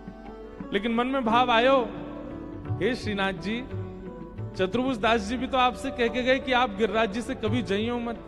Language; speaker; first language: Hindi; native; Hindi